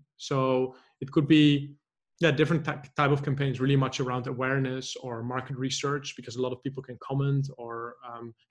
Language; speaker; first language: English; non-native, fluent; Dutch